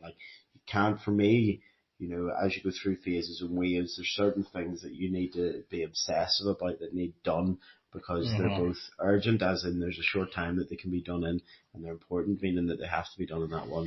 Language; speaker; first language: English; native; English